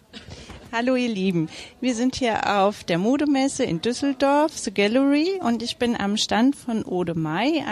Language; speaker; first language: German; native; German